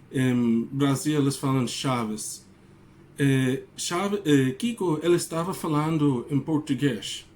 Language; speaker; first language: Portuguese; non-native, learner; English